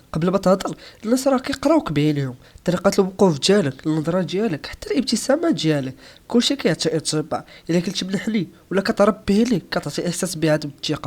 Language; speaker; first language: Arabic; native; Arabic